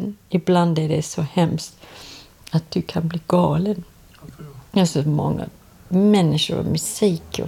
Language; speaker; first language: Swedish; non-native, fluent; English